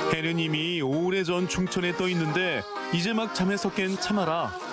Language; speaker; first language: Korean; native; Korean